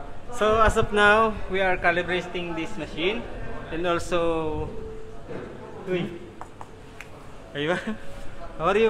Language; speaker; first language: English; non-native, local second language; Filipino